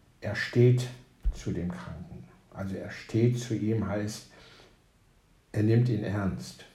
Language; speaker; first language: German; native; German